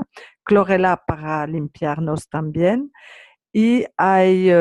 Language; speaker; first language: Spanish; non-native, learner; French